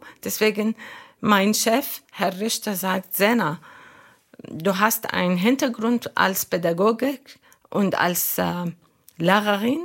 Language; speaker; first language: German; non-native, learner; Arabic